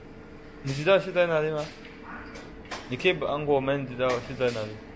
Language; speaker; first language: Chinese; non-native, learner; English